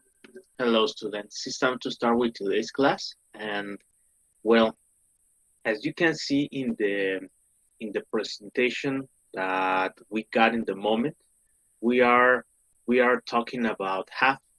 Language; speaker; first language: English; non-native, fluent; Spanish